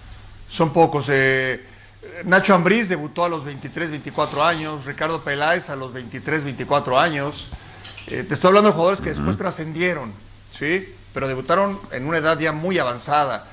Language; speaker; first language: Spanish; native; Spanish